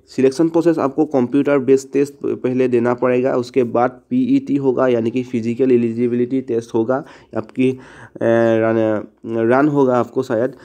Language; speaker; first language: Hindi; non-native, local second language; Assamese